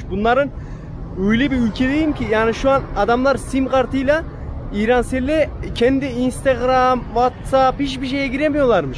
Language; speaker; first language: Turkish; native; Turkish